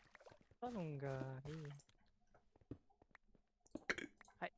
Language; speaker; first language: Japanese; non-native, learner; English